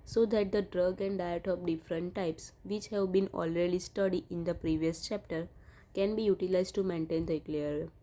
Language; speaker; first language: English; non-native, local second language; Gujarati